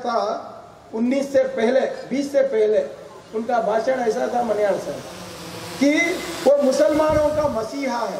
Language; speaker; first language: Hindi; non-native, local second language; Kannada